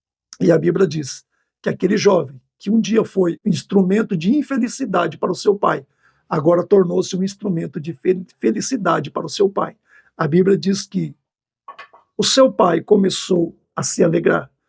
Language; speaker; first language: Portuguese; native; Portuguese